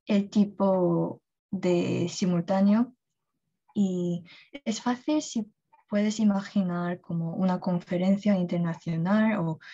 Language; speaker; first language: Spanish; non-native, fluent; Korean